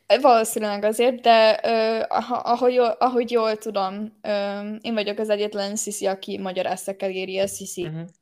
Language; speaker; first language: Hungarian; early bilingual, heritage; Hungarian